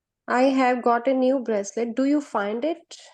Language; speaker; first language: English; non-native, learner; Hindi